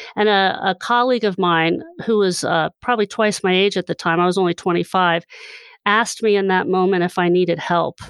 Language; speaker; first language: English; native; English